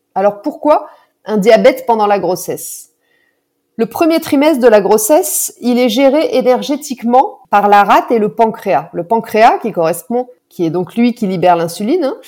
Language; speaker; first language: French; native; French